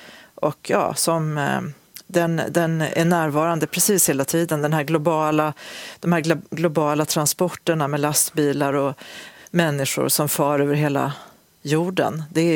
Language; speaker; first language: Swedish; native; Swedish